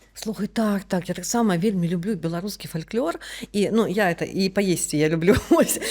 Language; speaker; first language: Belarusian; non-native, local second language; Russian